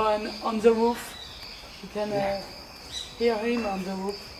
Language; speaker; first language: English; non-native, fluent; French